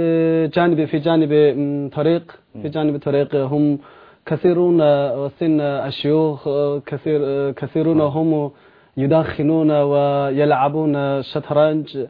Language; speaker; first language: Arabic; non-native, learner; Chinese